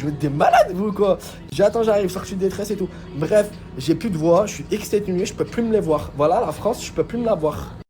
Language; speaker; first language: French; native; French